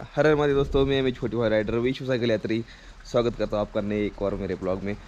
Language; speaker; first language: Hindi; non-native, local second language; Marathi